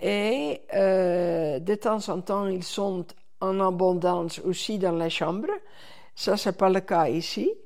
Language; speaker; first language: French; non-native, fluent; Dutch